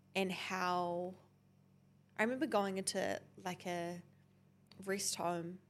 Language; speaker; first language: English; native; English